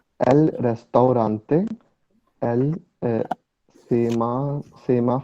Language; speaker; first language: Spanish; non-native, learner; Hindi